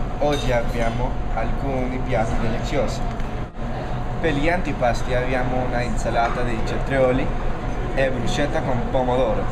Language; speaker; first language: Italian; non-native, learner; English